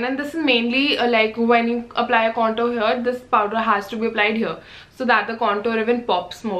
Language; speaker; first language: English; non-native, local second language; Hindi